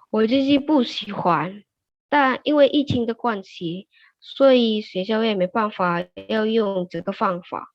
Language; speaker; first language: Chinese; early bilingual, heritage; Chinese